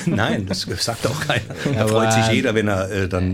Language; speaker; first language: German; native; German